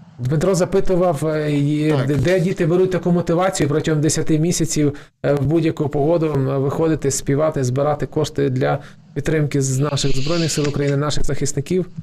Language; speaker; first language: Ukrainian; native; Ukrainian